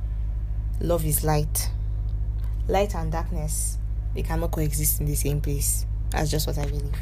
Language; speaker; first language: English; non-native, local second language; Yoruba